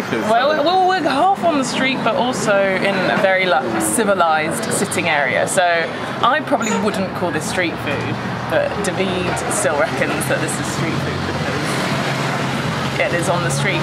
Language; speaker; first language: English; native; English